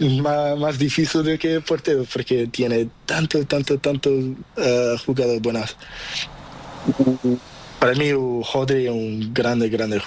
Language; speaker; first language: Spanish; non-native, learner; Portuguese